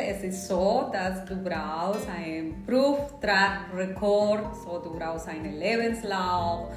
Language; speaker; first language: German; non-native, fluent; Spanish